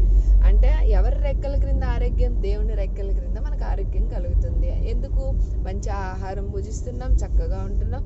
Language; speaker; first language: Telugu; native; Telugu